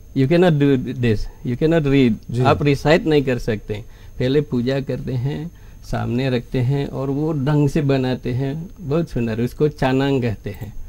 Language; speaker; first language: Hindi; non-native, fluent; Balinese